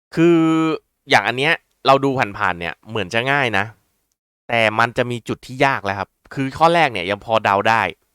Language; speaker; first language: Thai; native; Thai